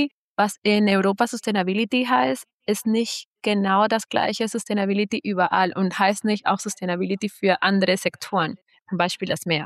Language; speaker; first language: German; non-native, fluent; Spanish